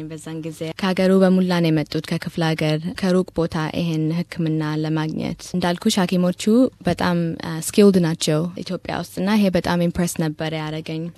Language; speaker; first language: Amharic; early bilingual, heritage; Amharic